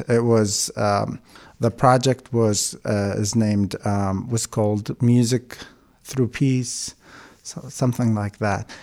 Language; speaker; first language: English; non-native, fluent; Syriac